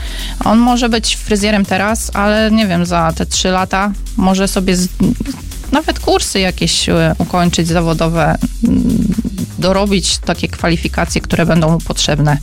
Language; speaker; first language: Polish; native; Polish